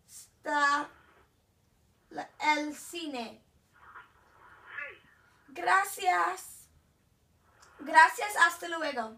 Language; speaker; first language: Spanish; non-native, learner; English